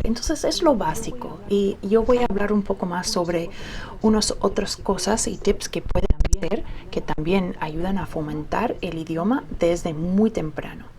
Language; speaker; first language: Spanish; early bilingual, heritage; Spanish